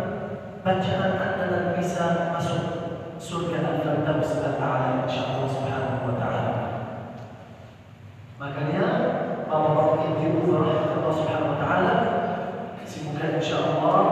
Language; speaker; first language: Indonesian; non-native, learner; Arabic